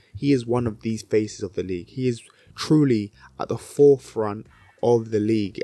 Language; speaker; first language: English; native; English